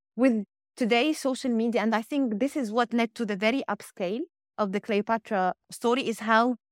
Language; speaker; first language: English; non-native, fluent; Arabic